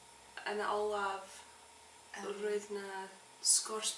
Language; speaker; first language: Welsh; non-native, learner; English